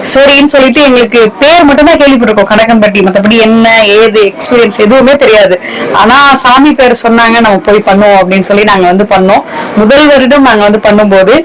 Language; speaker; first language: Tamil; native; Tamil